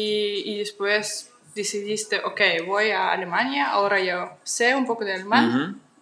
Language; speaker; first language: Spanish; non-native, fluent; Russian